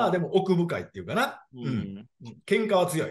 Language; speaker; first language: Japanese; native; Japanese